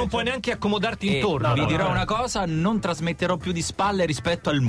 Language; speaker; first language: Italian; native; Italian